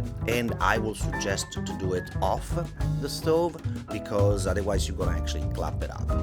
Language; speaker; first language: English; non-native, fluent; Italian